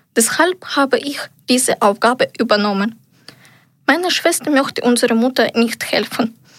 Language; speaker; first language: German; non-native, learner; Ukrainian